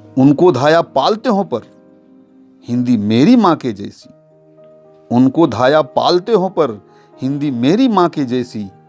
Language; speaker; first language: Hindi; native; Hindi